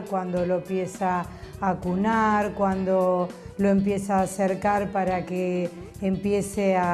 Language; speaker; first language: Spanish; native; Spanish